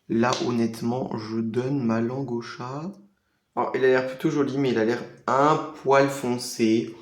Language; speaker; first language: French; native; French